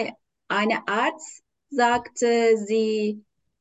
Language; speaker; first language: German; non-native, learner; Turkish